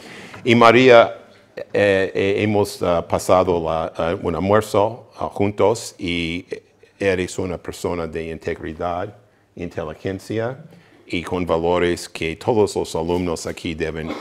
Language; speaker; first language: Spanish; non-native, fluent; English